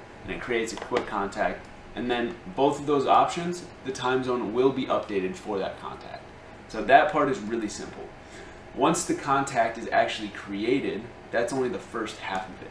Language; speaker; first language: English; native; English